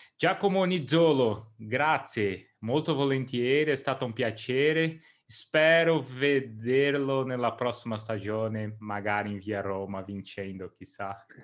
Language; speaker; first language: Italian; non-native, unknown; Portuguese